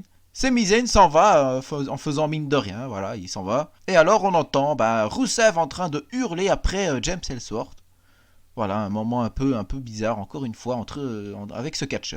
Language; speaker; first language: French; native; French